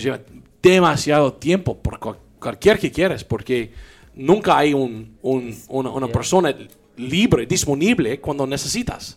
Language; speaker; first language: Spanish; non-native, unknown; English